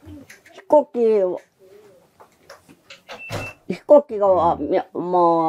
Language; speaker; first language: Japanese; non-native, learner; Korean